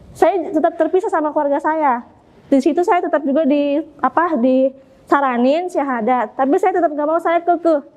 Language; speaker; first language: Indonesian; native; Indonesian